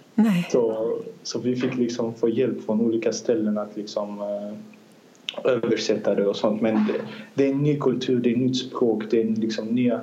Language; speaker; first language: Swedish; early bilingual, other home language; Azerbaijani